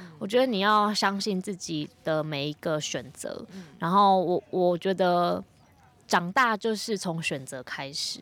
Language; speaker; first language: Chinese; native; Chinese